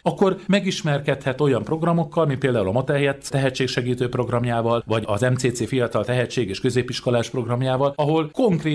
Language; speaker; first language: Hungarian; native; Hungarian